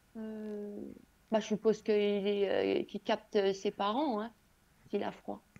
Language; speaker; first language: French; native; French